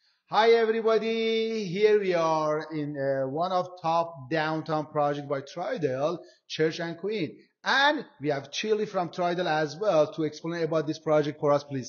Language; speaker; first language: English; non-native, fluent; Persian